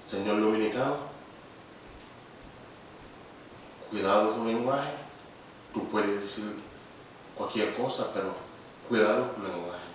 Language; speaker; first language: Spanish; non-native, learner; Haitian Creole